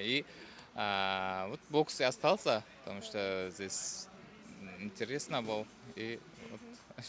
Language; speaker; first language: Russian; non-native, fluent; Uzbek